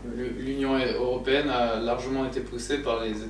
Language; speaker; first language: French; native; French